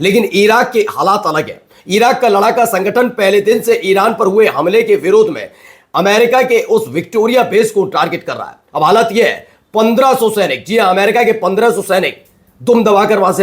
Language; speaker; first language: Hindi; native; Hindi